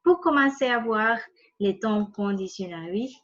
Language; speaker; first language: French; non-native, fluent; Spanish